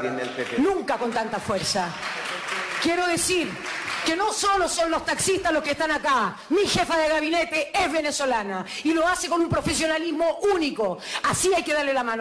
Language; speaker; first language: Spanish; native; Spanish